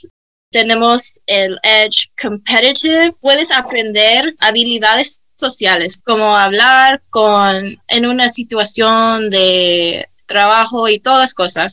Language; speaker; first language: Spanish; early bilingual, heritage; Spanish